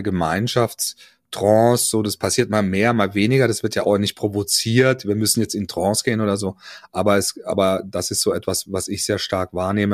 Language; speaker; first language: German; native; German